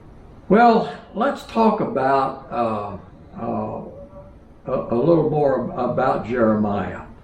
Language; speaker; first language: English; native; English